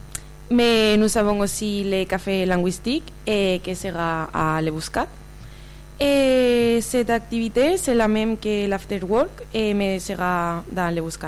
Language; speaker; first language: French; non-native, learner; Spanish